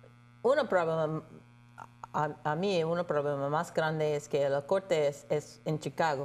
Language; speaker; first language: Spanish; non-native, fluent; English